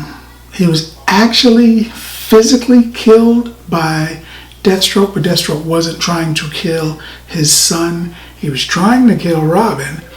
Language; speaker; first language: English; native; English